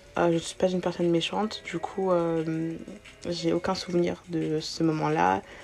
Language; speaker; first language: French; early bilingual, other home language; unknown